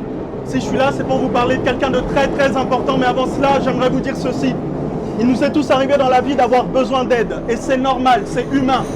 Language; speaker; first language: French; native; French